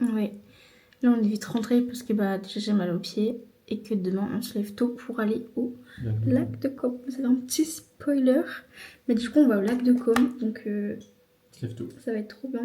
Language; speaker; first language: French; native; French